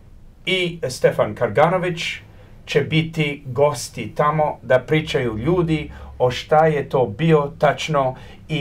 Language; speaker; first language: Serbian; early bilingual, heritage; Croatian